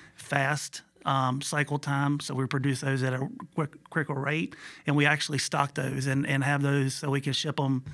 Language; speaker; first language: English; native; English